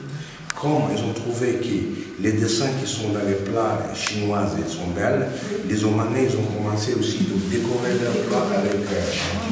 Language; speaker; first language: French; non-native, fluent; Arabic